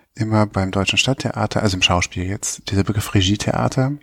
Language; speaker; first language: German; native; German